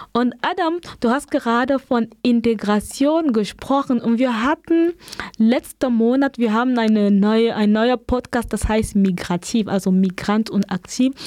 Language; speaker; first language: German; non-native, fluent; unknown